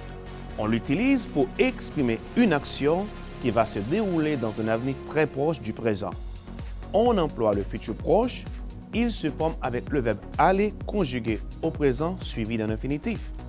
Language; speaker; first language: French; non-native, fluent; Spanish